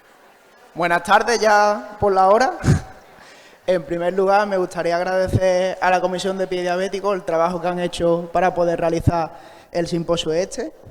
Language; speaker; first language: Spanish; native; Spanish